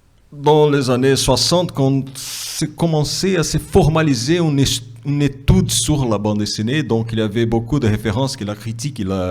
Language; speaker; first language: French; non-native, fluent; Portuguese